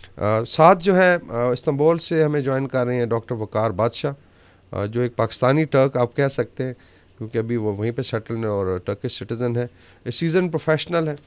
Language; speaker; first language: Urdu; native; Urdu